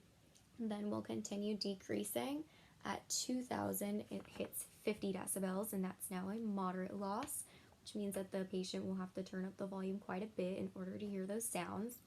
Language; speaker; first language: English; native; English